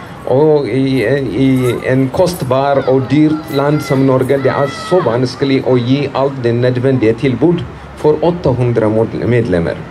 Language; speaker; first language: Norwegian; non-native, fluent; Amharic